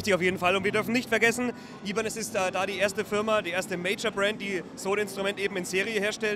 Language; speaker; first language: German; native; German